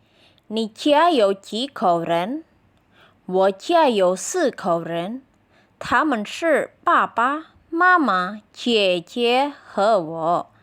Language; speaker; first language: Chinese; non-native, fluent; Indonesian